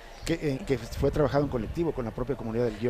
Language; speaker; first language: Spanish; native; Spanish